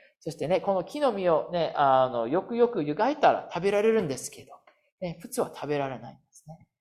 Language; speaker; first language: Japanese; non-native, fluent; English